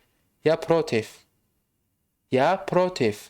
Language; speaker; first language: Russian; non-native, local second language; Tajik